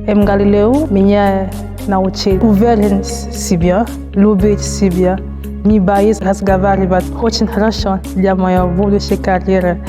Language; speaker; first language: Russian; non-native, learner; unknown